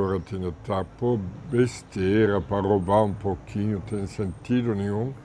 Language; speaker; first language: Portuguese; non-native, fluent; German